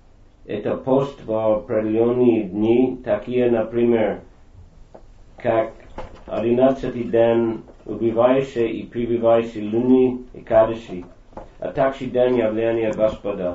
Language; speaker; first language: Russian; non-native, fluent; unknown